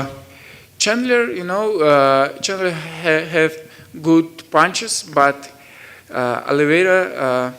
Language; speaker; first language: English; non-native, learner; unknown